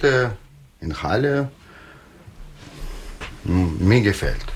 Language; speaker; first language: German; non-native, learner; Russian